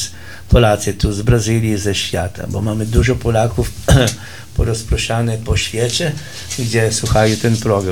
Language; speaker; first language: Polish; early bilingual, heritage; Polish